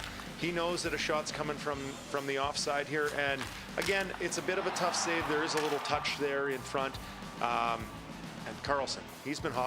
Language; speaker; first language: English; native; English